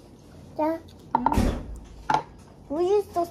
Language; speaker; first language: Korean; early bilingual, other home language; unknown